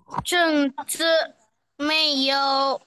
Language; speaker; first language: Chinese; non-native, learner; Indonesian